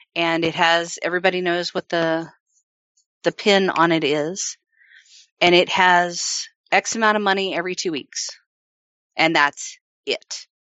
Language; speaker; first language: English; native; English